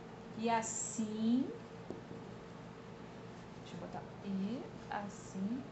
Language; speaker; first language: Portuguese; native; Portuguese